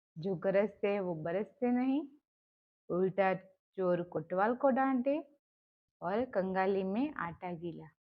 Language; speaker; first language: Hindi; non-native, local second language; Gujarati